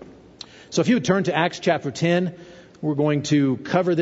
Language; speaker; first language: English; native; English